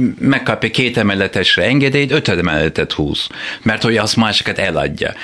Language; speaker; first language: Hungarian; non-native, fluent; Turkish